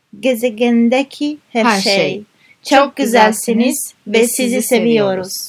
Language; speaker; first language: Turkish; non-native, learner; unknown